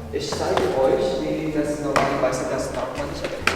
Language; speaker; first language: German; non-native, learner; Filipino